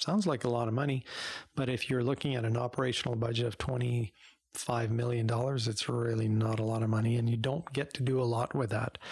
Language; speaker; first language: English; native; English